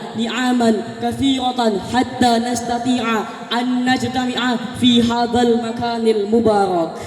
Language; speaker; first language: Arabic; non-native, learner; Indonesian